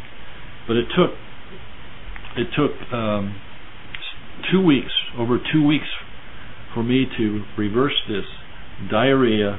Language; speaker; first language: English; native; English